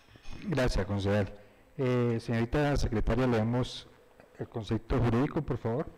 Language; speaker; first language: Spanish; native; Spanish